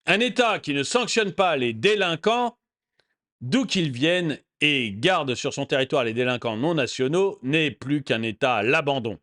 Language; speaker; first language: French; native; French